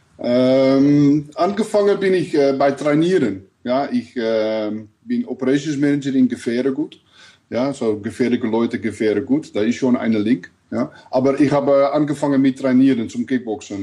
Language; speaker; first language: German; non-native, learner; Dutch